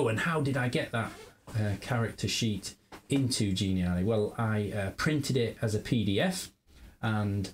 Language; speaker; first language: English; native; English